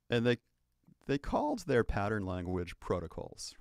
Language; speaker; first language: English; native; English